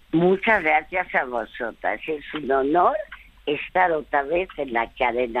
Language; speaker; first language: Spanish; early bilingual, other home language; French